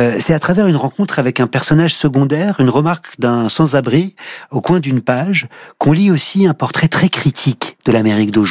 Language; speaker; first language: French; native; French